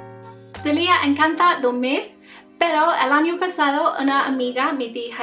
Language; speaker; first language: Spanish; non-native, learner; English